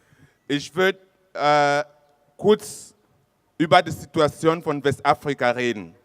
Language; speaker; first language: German; non-native, fluent; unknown